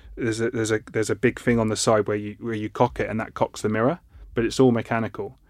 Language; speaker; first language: English; native; English